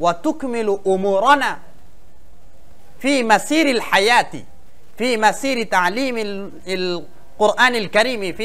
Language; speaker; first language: Arabic; non-native, fluent; Bangla